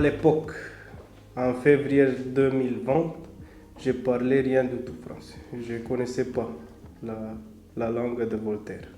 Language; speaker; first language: French; non-native, fluent; Romanian